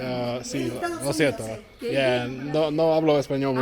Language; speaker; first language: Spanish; non-native, learner; English